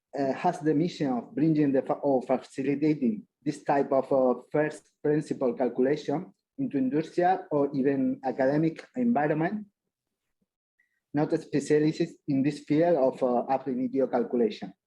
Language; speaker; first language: English; non-native, fluent; Spanish